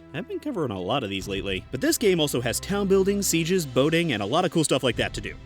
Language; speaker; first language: English; native; English